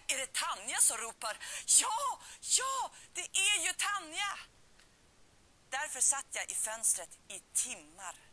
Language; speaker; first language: Swedish; early bilingual, other home language; Finnish